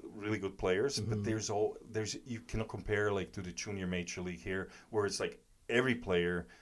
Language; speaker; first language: English; non-native, fluent; German